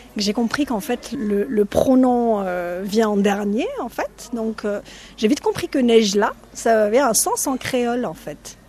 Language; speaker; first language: French; non-native, local second language; Arabic